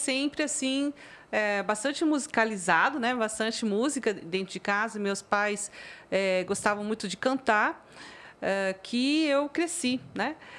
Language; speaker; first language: Portuguese; early bilingual, other home language; Chinese